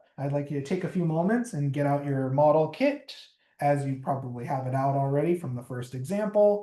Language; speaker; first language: English; native; English